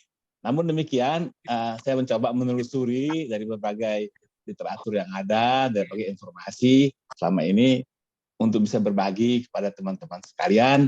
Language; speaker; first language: Malay; native; Malay